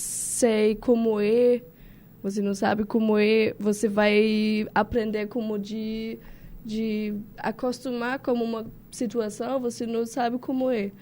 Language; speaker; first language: Portuguese; non-native, learner; German